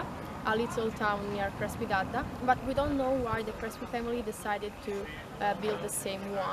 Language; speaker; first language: English; non-native, learner; Italian